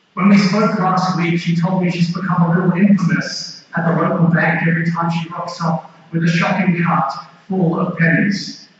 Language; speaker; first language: English; native; English